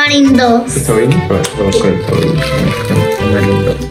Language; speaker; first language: Spanish; native; Spanish